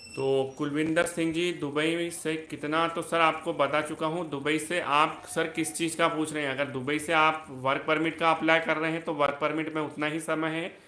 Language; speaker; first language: Hindi; native; Hindi